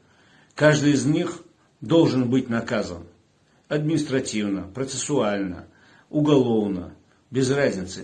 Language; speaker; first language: Russian; non-native, local second language; Chechen